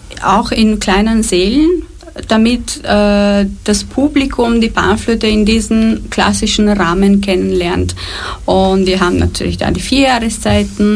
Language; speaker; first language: German; non-native, fluent; Romanian